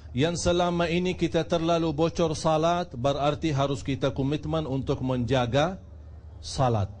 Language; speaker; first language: Indonesian; non-native, fluent; Arabic